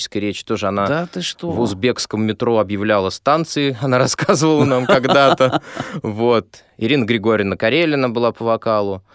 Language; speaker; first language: Russian; native; Russian